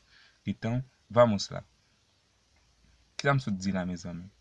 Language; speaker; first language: Portuguese; non-native, fluent; Haitian Creole